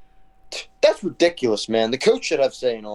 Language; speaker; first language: English; native; English